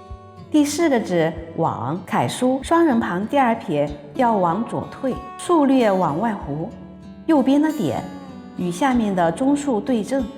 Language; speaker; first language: Chinese; native; Chinese